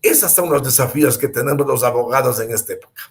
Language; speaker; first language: Spanish; native; Spanish